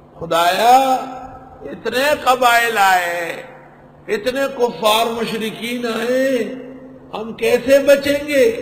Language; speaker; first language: Urdu; non-native, local second language; Pashto